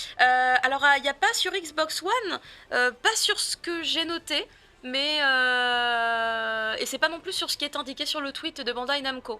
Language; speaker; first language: French; native; French